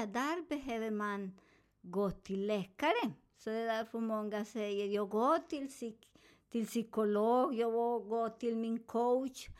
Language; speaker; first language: Swedish; non-native, learner; Spanish